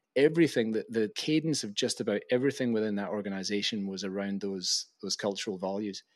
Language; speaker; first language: English; native; English